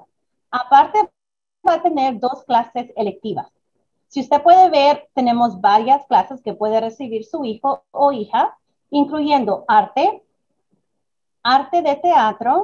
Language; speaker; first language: Spanish; early bilingual, other home language; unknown